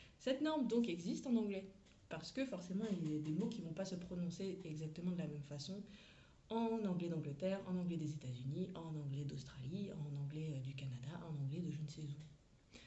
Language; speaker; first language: French; native; French